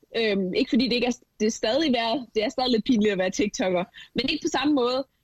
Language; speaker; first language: Danish; native; Danish